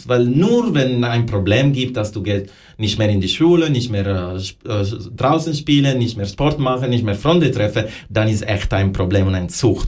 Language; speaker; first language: German; non-native, learner; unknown